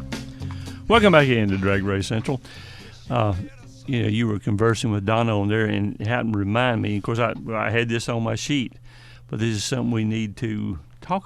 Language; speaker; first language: English; native; English